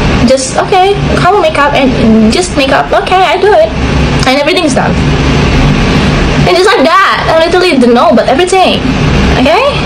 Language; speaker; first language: English; non-native, learner; Indonesian